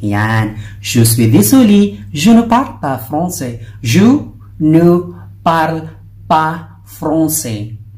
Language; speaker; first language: French; non-native, learner; Filipino